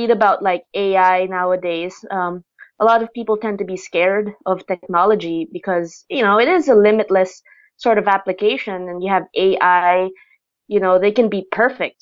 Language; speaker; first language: English; non-native, local second language; Filipino